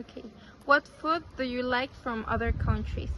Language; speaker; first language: English; non-native, fluent; Spanish